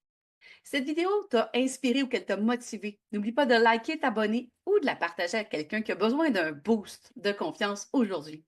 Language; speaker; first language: French; native; French